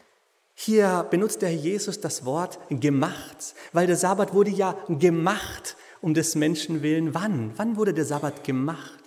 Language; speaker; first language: German; native; German